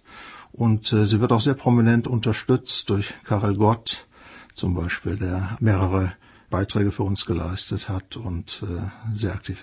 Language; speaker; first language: German; native; German